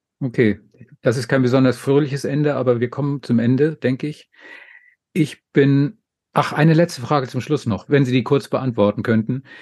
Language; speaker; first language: German; native; German